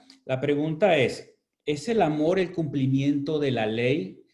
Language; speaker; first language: Spanish; native; Spanish